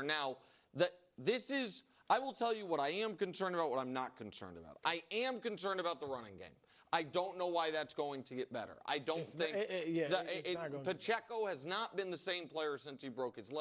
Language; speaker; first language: English; native; English